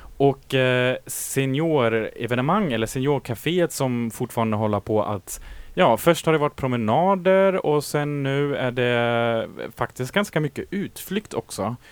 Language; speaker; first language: Swedish; native; Swedish